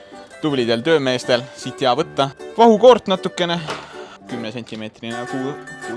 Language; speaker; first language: Estonian; native; Estonian